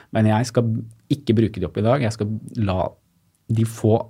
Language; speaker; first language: Norwegian; native; Norwegian